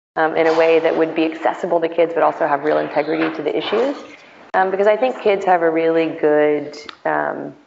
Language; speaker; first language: English; native; English